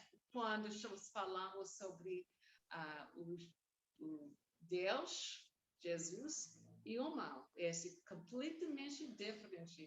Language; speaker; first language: Portuguese; non-native, learner; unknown